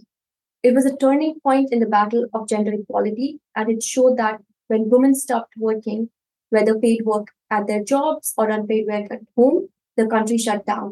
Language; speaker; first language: English; non-native, local second language; Hindi